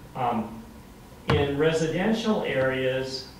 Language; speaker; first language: English; native; English